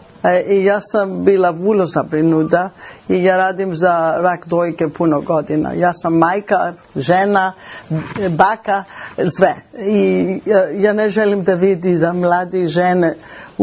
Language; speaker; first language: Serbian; non-native, learner; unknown